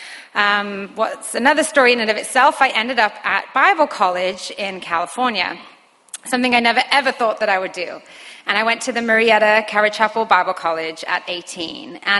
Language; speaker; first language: English; native; English